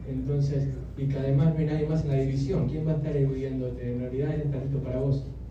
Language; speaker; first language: Spanish; native; Spanish